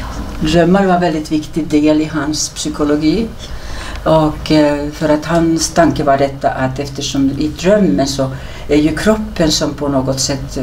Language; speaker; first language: Swedish; native; Swedish